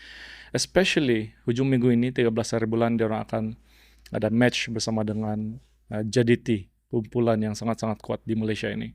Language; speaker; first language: Malay; native; Malay